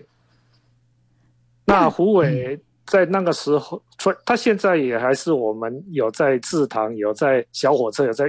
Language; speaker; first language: Chinese; native; Chinese